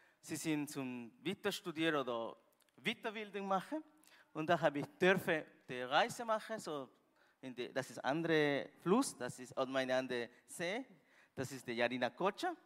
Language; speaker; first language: German; non-native, learner; Spanish